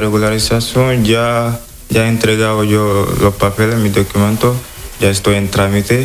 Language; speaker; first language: Spanish; non-native, learner; Wolof